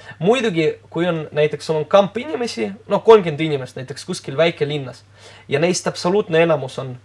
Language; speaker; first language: Estonian; non-native, local second language; Russian